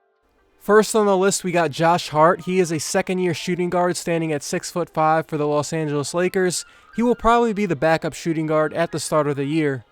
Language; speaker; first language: English; native; English